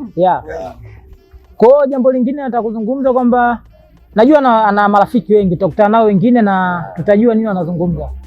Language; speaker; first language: Swahili; native; Swahili